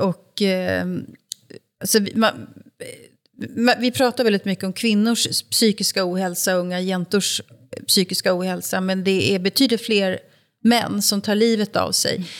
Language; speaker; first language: Swedish; native; Swedish